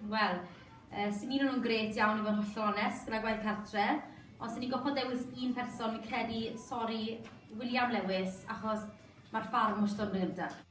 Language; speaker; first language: Welsh; native; Welsh